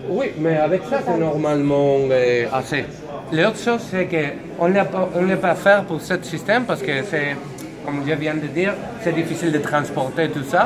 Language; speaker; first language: French; non-native, learner; Spanish